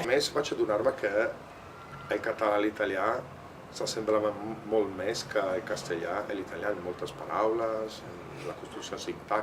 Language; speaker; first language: Catalan; non-native, fluent; Italian